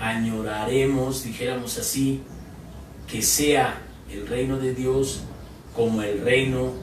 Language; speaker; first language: Spanish; native; Spanish